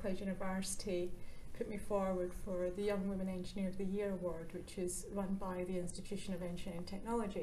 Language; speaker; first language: English; native; English